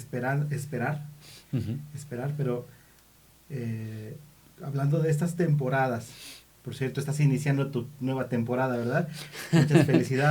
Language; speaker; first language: Spanish; native; Spanish